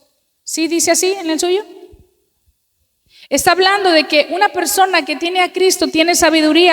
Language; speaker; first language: Spanish; native; Spanish